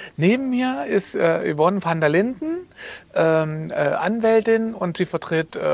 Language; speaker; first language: German; native; German